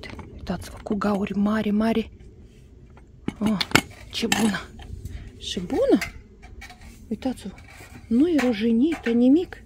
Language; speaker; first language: Romanian; non-native, learner; Russian